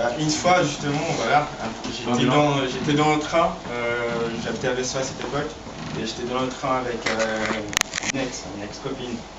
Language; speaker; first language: French; non-native, fluent; Portuguese